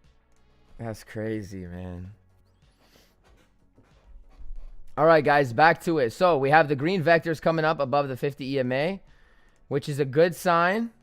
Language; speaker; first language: English; native; English